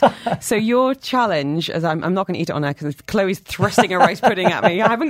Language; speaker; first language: English; native; English